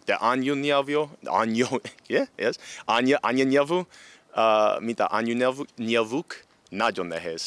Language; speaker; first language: Hungarian; non-native, learner; English